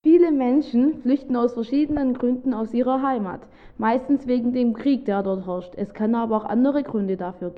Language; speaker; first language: German; native; German